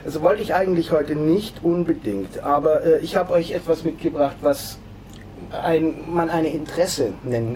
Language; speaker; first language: German; native; German